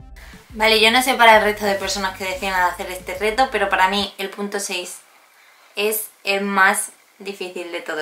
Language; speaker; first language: Spanish; native; Spanish